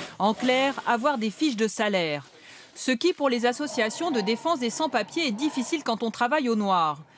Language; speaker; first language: French; native; French